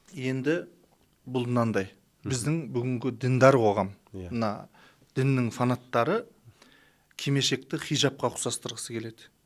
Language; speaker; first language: Kazakh; early bilingual, heritage; Kazakh